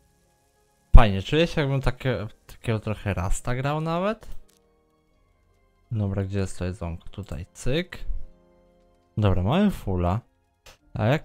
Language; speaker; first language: Polish; native; Polish